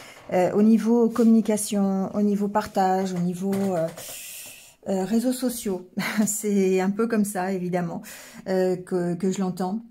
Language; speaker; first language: French; native; French